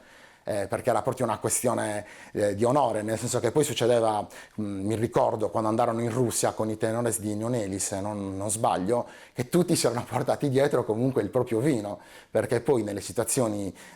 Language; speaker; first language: Italian; native; Italian